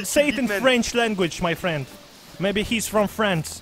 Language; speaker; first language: English; non-native, learner; Russian